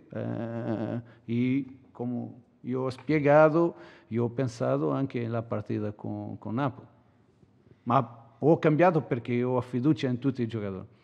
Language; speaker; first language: Italian; non-native, learner; Portuguese